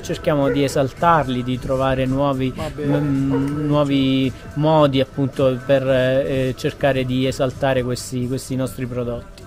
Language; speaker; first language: Italian; native; Italian